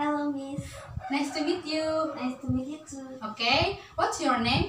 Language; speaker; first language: English; non-native, learner; Indonesian